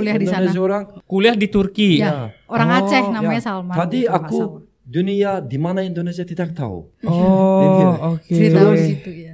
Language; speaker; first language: Indonesian; non-native, learner; Turkish